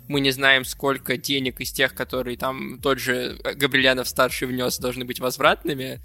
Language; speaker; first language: Russian; native; Russian